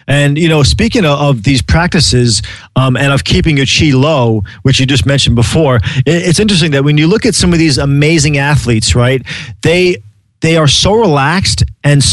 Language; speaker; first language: English; native; English